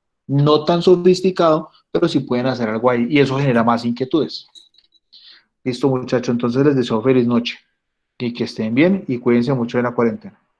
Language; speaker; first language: Spanish; native; Spanish